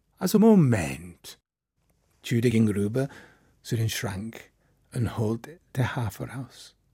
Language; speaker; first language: German; non-native, fluent; English